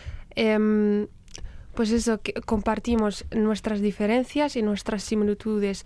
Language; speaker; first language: Spanish; non-native, fluent; Riffian